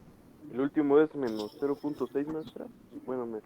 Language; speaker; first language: Spanish; native; Spanish